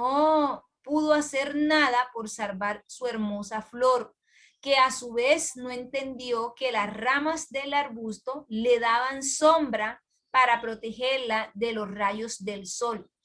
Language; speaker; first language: Spanish; native; Spanish